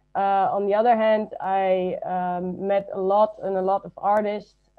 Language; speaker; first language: English; non-native, fluent; Dutch